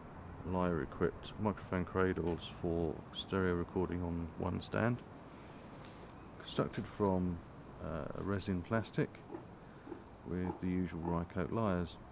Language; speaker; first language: English; native; English